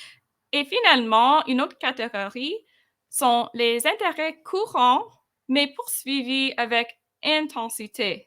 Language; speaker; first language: French; non-native, fluent; English